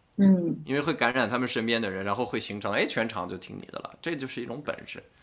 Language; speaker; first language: Chinese; non-native, fluent; French